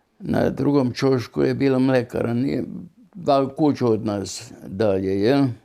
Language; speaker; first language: Bosnian; non-native, local second language; German